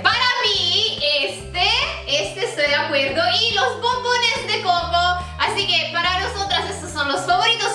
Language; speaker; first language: Spanish; non-native, fluent; Italian